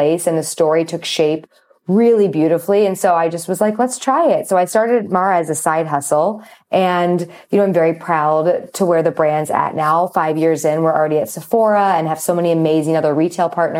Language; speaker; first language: English; native; English